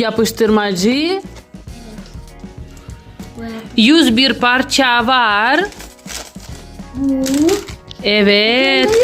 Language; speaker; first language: Turkish; non-native, learner; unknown